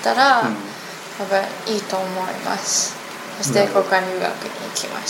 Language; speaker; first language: Japanese; non-native, learner; Chinese